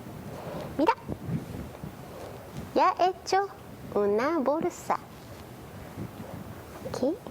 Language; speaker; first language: Spanish; non-native, learner; Japanese